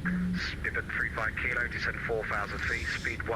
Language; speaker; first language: English; native; English